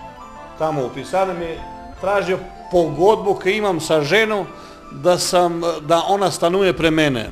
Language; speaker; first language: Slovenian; non-native, learner; Croatian